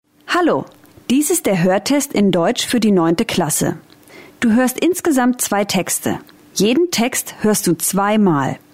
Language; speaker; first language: German; native; German